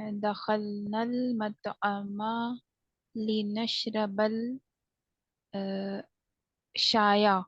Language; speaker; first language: Arabic; non-native, learner; Urdu